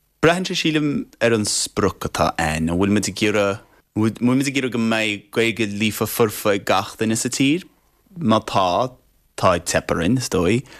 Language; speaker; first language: Irish; non-native, fluent; English